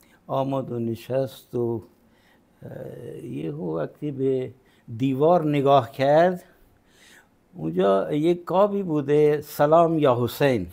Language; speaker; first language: Persian; non-native, fluent; Punjabi